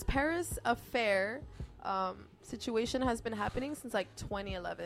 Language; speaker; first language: English; early bilingual, other home language; Spanish